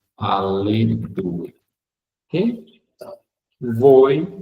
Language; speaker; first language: Italian; non-native, fluent; Portuguese